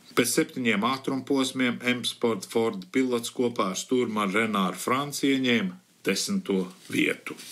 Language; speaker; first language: Latvian; early bilingual, heritage; Latvian